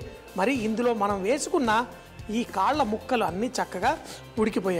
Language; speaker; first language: Telugu; native; Telugu